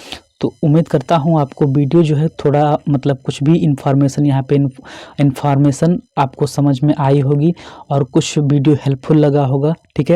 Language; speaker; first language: Hindi; native; Hindi